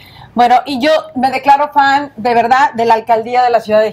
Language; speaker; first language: Spanish; native; Spanish